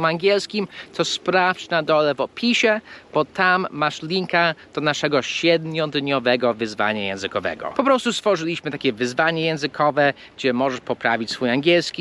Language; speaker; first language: Polish; non-native, fluent; English